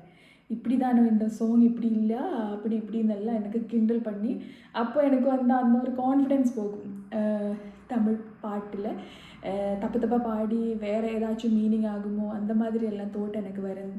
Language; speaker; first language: Tamil; non-native, learner; Malayalam